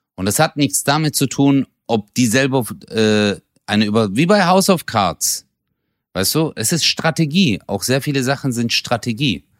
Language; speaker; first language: German; early bilingual, other home language; Turkish